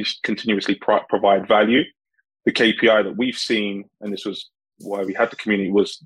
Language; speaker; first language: English; native; English